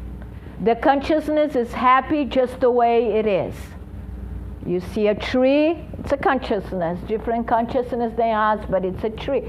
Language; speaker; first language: English; non-native, fluent; Portuguese